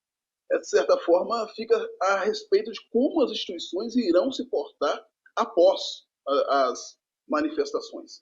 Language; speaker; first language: Portuguese; native; Portuguese